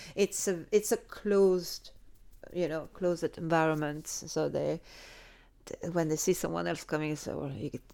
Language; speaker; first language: English; non-native, fluent; French